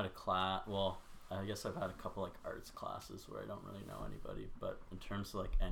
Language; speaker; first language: English; native; English